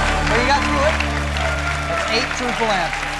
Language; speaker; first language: English; native; English